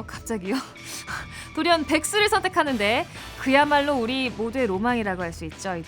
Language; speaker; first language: Korean; native; Korean